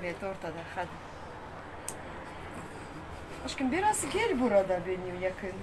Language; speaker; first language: Turkish; non-native, learner; Russian